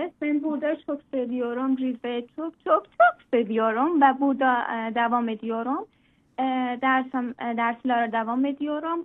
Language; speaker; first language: Turkish; non-native, learner; Persian